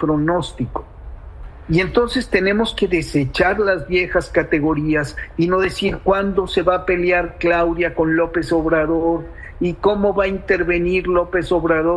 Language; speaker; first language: Spanish; native; Spanish